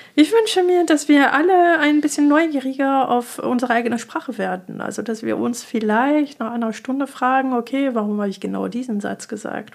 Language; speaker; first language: German; non-native, fluent; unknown